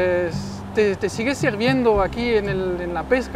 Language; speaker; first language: Spanish; native; Spanish